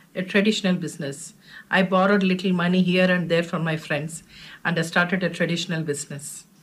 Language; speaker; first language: English; non-native, local second language; Telugu